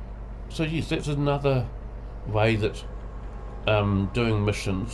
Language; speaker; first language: English; native; English